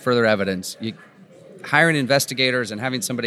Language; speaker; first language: English; native; English